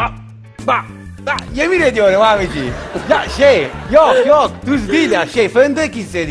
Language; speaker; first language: Turkish; non-native, learner; Italian